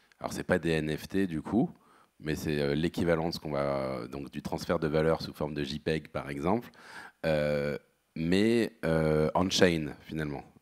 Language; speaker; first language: French; native; French